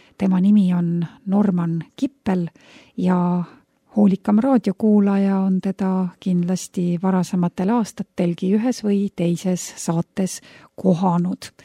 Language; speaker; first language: Estonian; native; Estonian